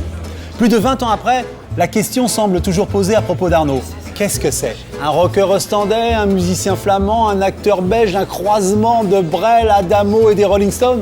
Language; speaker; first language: French; native; French